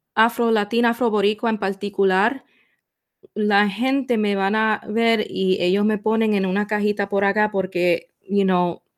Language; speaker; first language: Spanish; early bilingual, heritage; Spanish